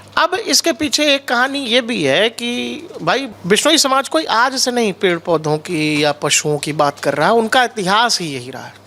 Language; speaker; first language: Hindi; native; Hindi